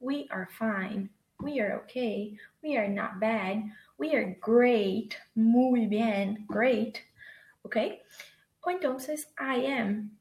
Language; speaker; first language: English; non-native, fluent; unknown